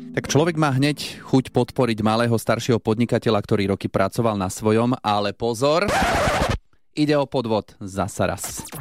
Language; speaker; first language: Slovak; native; Slovak